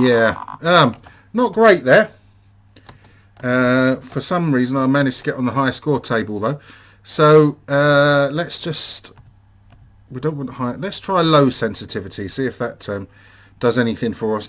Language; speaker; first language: English; native; English